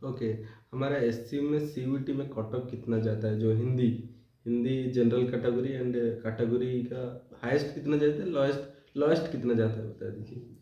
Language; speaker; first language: Hindi; non-native, local second language; Odia